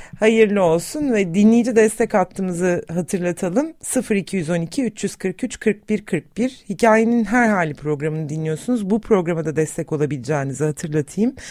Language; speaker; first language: Turkish; native; Turkish